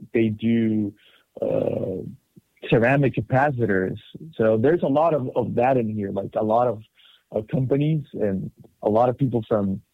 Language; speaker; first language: English; non-native, fluent; Spanish